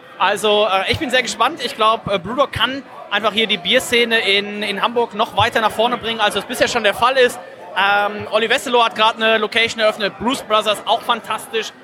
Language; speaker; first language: German; native; German